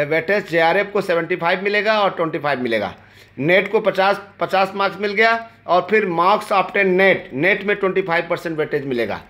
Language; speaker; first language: Hindi; native; Hindi